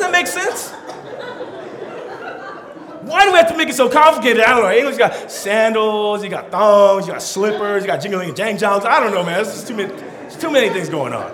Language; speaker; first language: English; early bilingual, other home language; Tongan